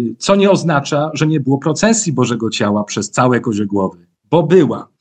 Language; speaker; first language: Polish; native; Polish